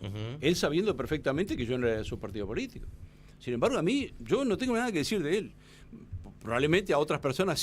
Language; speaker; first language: Spanish; native; Spanish